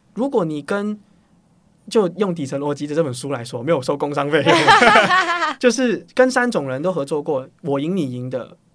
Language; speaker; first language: Chinese; non-native, local second language; Cantonese